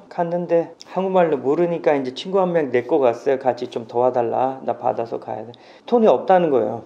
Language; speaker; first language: Korean; non-native, fluent; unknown